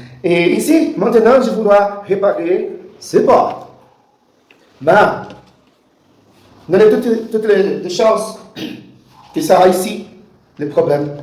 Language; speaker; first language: French; non-native, learner; Portuguese